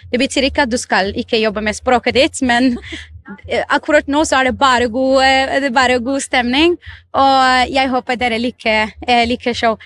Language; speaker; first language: Norwegian; non-native, fluent; Arabic